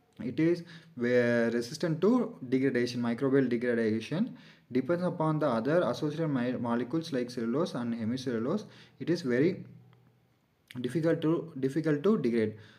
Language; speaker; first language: English; non-native, local second language; Tamil